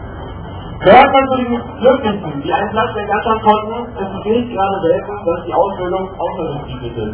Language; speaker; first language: German; native; German